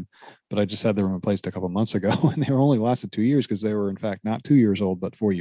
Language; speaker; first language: English; native; English